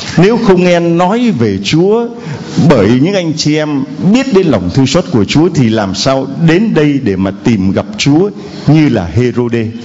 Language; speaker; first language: Vietnamese; native; Vietnamese